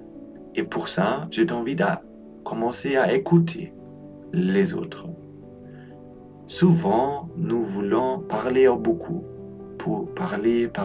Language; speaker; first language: French; non-native, learner; Polish